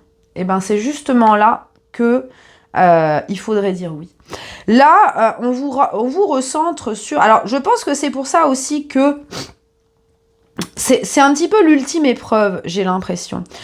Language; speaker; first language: French; native; French